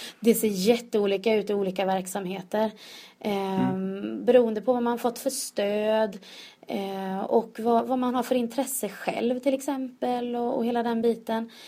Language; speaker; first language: Swedish; native; Swedish